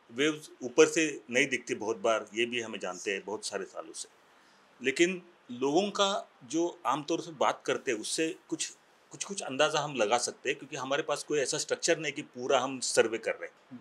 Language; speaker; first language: Hindi; non-native, local second language; Marathi